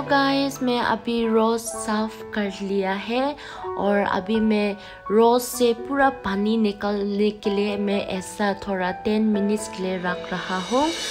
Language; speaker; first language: Hindi; non-native, local second language; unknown